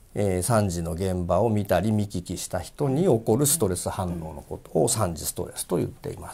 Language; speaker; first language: Japanese; native; Japanese